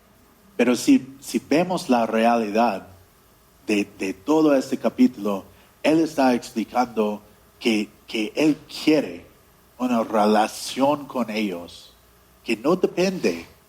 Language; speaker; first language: Spanish; non-native, fluent; English